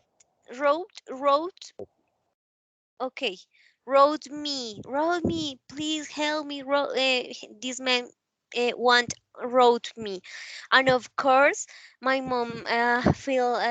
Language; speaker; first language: English; non-native, learner; Spanish